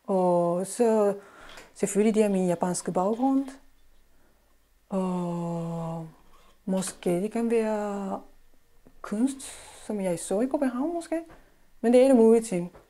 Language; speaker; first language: Danish; non-native, fluent; Japanese